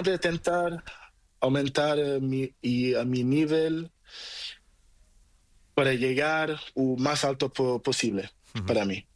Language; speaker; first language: Spanish; non-native, learner; Portuguese